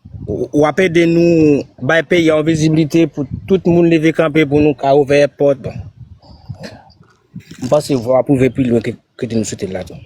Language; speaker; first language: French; non-native, learner; Haitian Creole